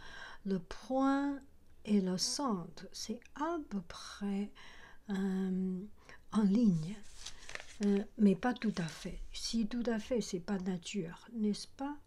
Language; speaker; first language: French; non-native, learner; Chinese